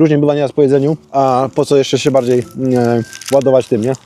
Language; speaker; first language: Polish; native; Polish